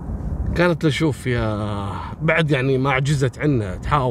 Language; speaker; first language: Arabic; native; Arabic